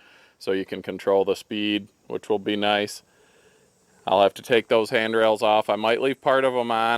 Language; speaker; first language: English; native; English